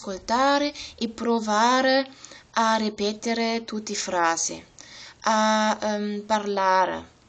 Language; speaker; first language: Italian; non-native, learner; German